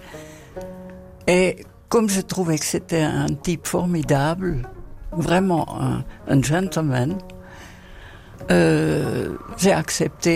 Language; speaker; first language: French; non-native, fluent; Dutch